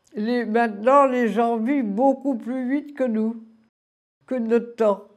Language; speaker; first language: French; native; French